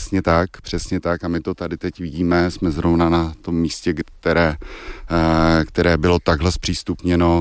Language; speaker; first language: Czech; native; Czech